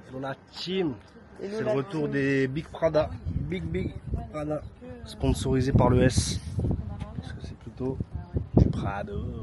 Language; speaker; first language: French; native; French